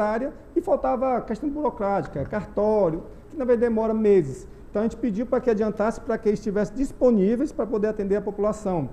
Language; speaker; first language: Portuguese; native; Portuguese